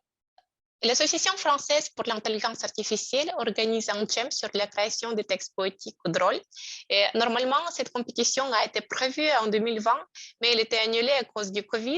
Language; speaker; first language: French; non-native, fluent; Russian